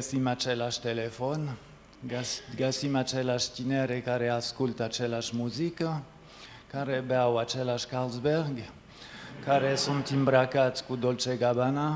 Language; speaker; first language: Romanian; non-native, fluent; French